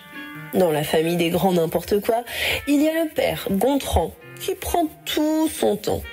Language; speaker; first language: French; native; French